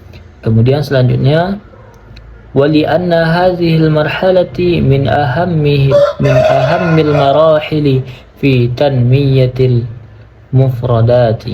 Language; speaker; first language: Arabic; non-native, learner; Indonesian